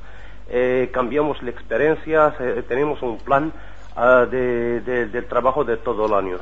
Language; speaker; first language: Spanish; non-native, learner; Arabic